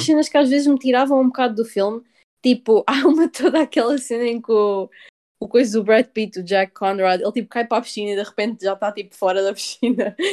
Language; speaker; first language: Portuguese; early bilingual, heritage; Portuguese